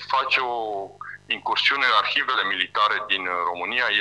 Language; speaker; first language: Romanian; native; Romanian